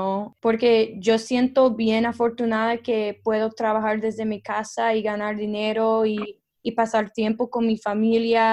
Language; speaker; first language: Spanish; non-native, fluent; English